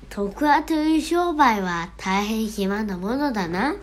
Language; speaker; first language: Japanese; non-native, learner; Chinese